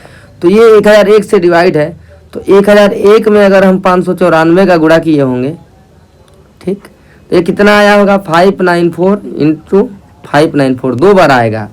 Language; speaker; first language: Hindi; native; Hindi